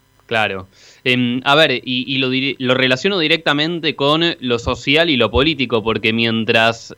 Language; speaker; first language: Spanish; native; Spanish